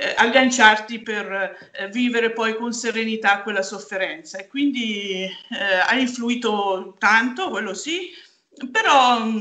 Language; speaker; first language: Italian; native; Italian